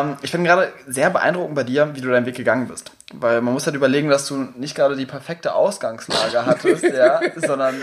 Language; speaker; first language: German; native; German